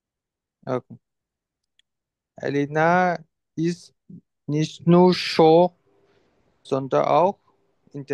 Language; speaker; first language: German; non-native, learner; Bangla